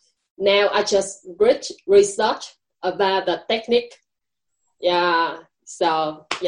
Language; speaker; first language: English; non-native, learner; Vietnamese